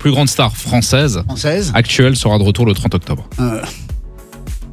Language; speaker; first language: French; native; French